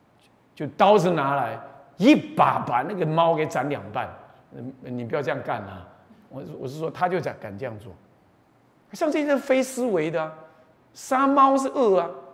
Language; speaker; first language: Chinese; native; Chinese